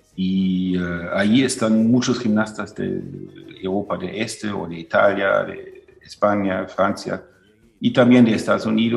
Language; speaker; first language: Spanish; non-native, fluent; German